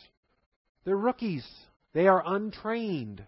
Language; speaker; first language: English; native; English